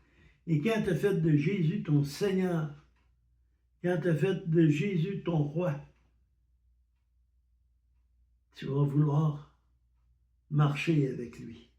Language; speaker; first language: French; native; French